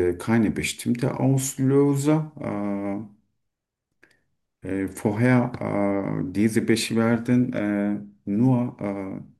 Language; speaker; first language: German; non-native, learner; Turkish